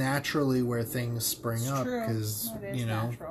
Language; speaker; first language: English; native; English